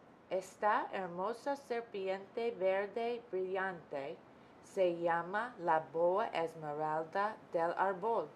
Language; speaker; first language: Spanish; non-native, learner; English